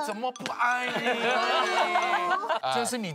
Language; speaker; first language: Chinese; native; Chinese